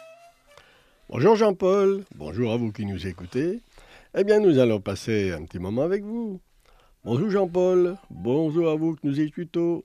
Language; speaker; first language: French; native; French